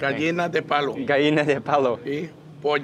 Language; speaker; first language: Spanish; non-native, learner; English